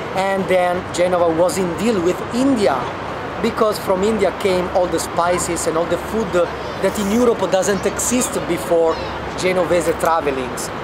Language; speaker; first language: English; non-native, learner; Italian